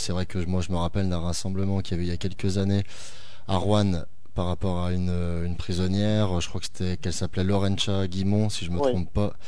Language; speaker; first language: French; native; French